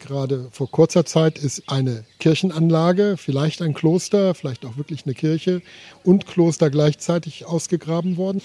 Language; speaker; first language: German; native; German